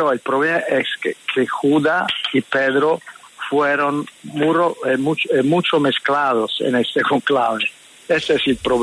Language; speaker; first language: Spanish; non-native, fluent; Italian